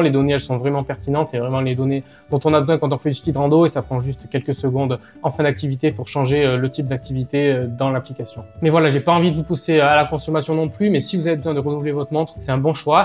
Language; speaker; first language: French; native; French